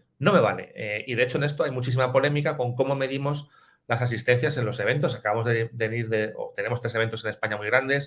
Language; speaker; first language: Spanish; native; Spanish